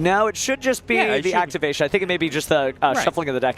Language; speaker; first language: English; native; English